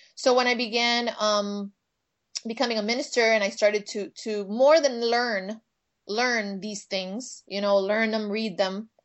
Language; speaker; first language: English; native; English